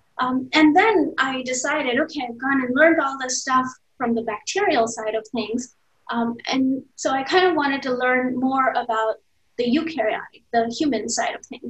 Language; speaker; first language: English; non-native, local second language; Hindi